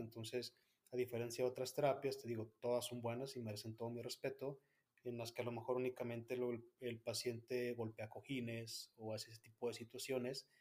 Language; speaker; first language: Spanish; native; Spanish